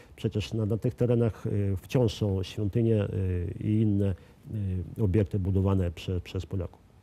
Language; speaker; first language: Polish; native; Polish